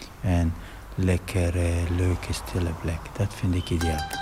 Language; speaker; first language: Dutch; non-native, fluent; Arabic